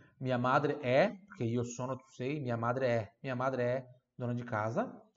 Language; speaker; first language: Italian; non-native, fluent; Portuguese